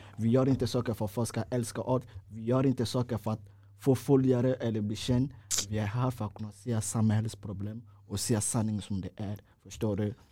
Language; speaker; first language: Swedish; non-native, fluent; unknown